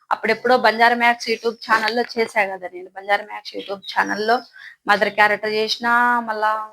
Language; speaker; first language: Telugu; non-native, local second language; Lambadi